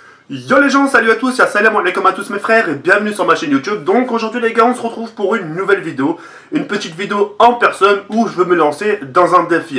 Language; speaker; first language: French; native; French